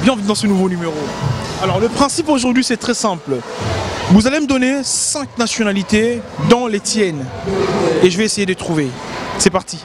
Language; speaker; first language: French; native; French